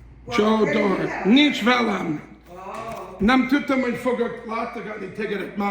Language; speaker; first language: Hungarian; early bilingual, heritage; English